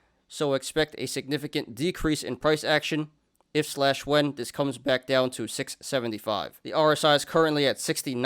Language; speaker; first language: English; native; English